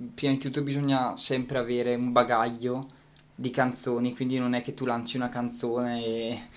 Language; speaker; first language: Italian; native; Italian